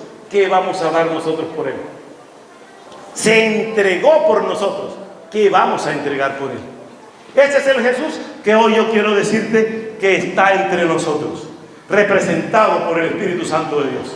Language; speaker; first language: Spanish; native; Spanish